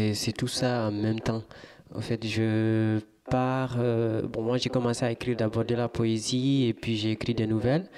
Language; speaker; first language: French; non-native, local second language; Fula